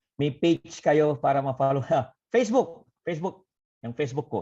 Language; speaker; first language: Filipino; non-native, fluent; Indonesian